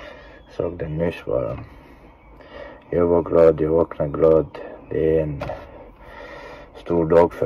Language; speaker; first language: Swedish; non-native, fluent; Chechen